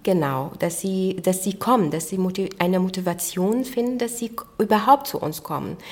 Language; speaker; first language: German; non-native, fluent; Arabic